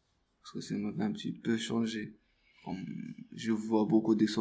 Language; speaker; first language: French; non-native, learner; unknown